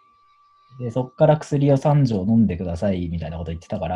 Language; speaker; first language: Japanese; native; Japanese